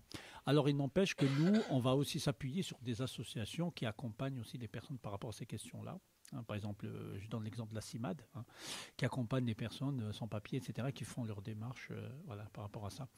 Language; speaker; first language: French; native; French